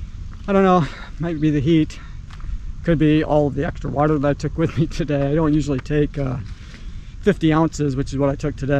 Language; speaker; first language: English; native; English